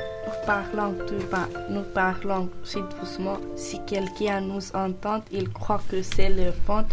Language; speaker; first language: French; non-native, learner; Portuguese